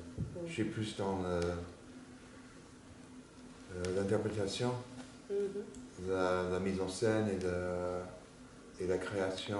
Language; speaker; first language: French; non-native, fluent; English